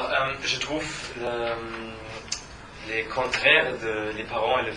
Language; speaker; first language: French; non-native, learner; German